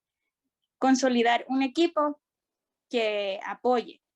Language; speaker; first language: Spanish; native; Spanish